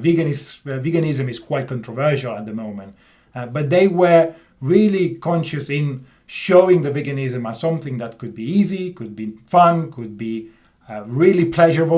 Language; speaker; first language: English; non-native, fluent; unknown